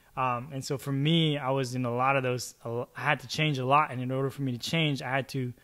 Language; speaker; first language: English; early bilingual, other home language; Chavacano